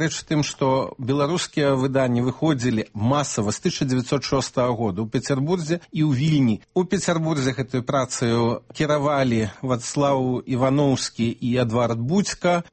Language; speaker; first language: Belarusian; native; Belarusian